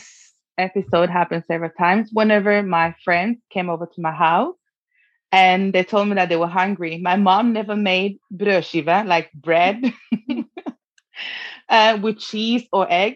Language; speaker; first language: English; non-native, fluent; Norwegian